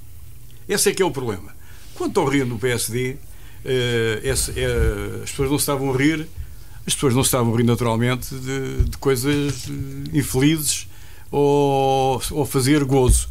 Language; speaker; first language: Portuguese; native; Portuguese